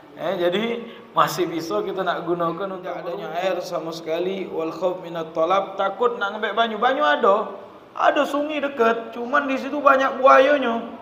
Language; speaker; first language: Malay; native; Malay